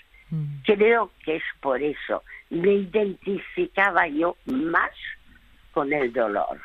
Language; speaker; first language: Spanish; early bilingual, other home language; French